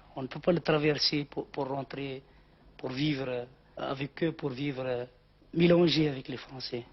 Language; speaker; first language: French; non-native, local second language; Arabic